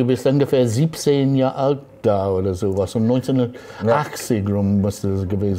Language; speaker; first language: German; non-native, fluent; English